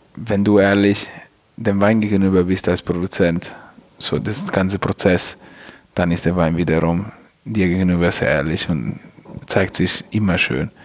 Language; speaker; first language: German; non-native, fluent; Italian